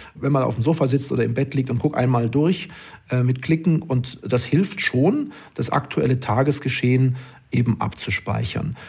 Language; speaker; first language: German; native; German